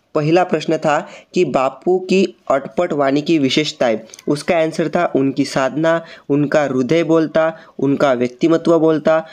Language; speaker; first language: Hindi; non-native, local second language; Marathi